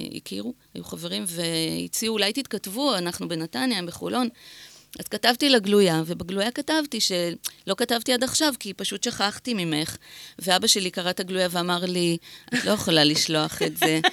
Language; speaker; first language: Hebrew; native; Hebrew